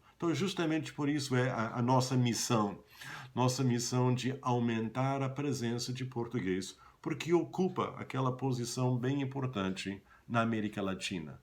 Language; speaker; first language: Portuguese; non-native, fluent; English